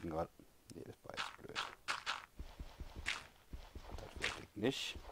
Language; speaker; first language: German; native; German